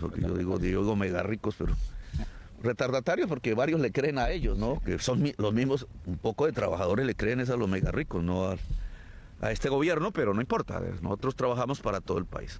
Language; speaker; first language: Spanish; native; Spanish